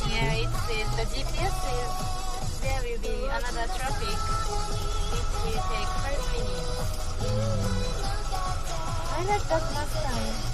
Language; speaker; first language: English; non-native, learner; Japanese